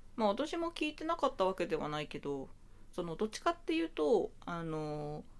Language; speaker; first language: Japanese; native; Japanese